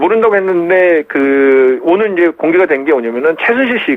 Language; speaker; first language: Korean; native; Korean